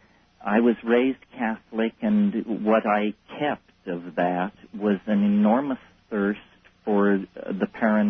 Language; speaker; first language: English; native; English